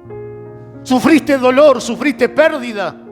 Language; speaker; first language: Spanish; native; Spanish